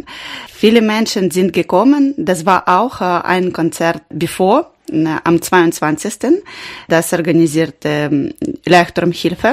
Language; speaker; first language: German; non-native, learner; Ukrainian